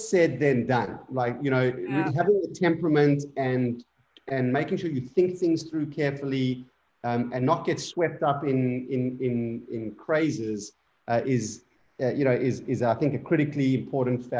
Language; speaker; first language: English; native; English